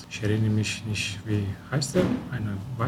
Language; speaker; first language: German; non-native, local second language; Romanian